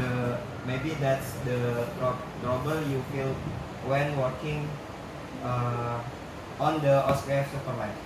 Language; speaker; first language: English; non-native, learner; Indonesian